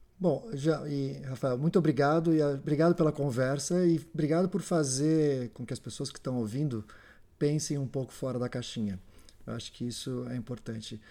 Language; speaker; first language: Portuguese; native; Portuguese